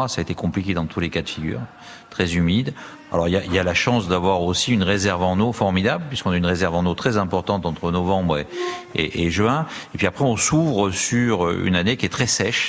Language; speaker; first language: French; native; French